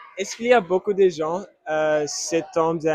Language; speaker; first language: French; non-native, learner; English